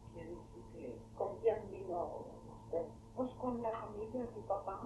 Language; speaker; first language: Spanish; early bilingual, heritage; Spanish